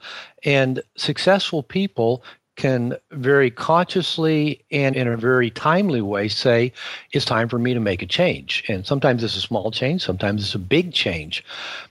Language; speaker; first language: English; native; English